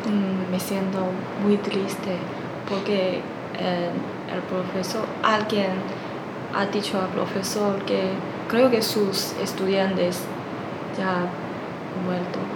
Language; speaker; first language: Spanish; non-native, learner; Chinese